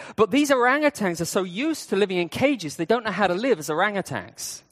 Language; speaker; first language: English; native; English